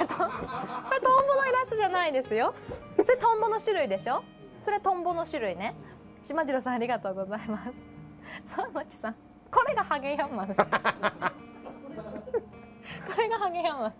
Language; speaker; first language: Japanese; native; Japanese